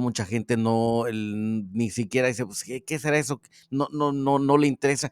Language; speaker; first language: Spanish; native; Spanish